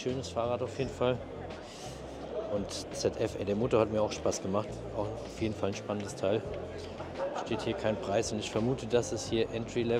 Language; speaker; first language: German; native; German